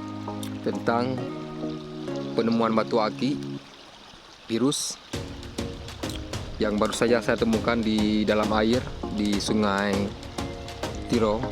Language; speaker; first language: Indonesian; non-native, local second language; Achinese